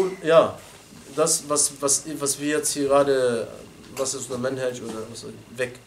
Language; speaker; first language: German; non-native, fluent; Arabic